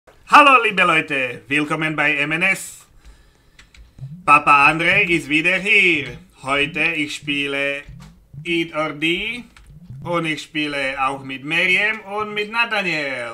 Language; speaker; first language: German; non-native, learner; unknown